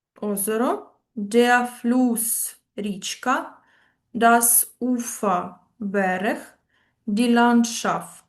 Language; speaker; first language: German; non-native, fluent; Ukrainian